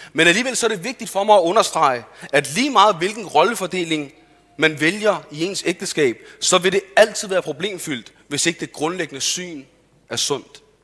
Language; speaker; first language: Danish; early bilingual, other home language; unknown